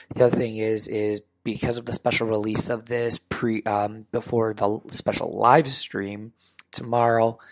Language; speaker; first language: English; native; English